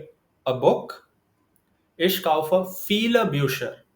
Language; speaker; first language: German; non-native, learner; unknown